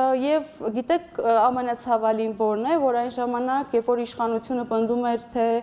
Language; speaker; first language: Armenian; non-native, local second language; Assyrian Neo-Aramaic